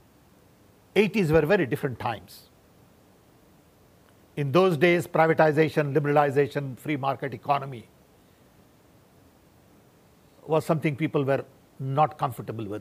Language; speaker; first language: English; non-native, local second language; Gujarati